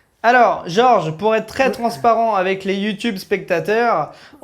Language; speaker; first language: French; native; French